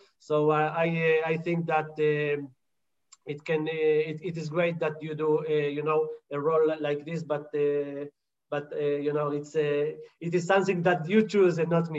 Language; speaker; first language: English; non-native, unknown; Hebrew